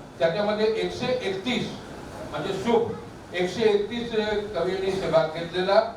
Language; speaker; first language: Marathi; non-native, local second language; Punjabi